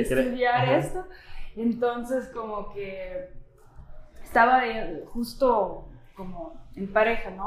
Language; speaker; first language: Spanish; non-native, fluent; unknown